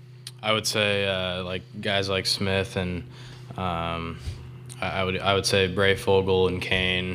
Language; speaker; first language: English; native; English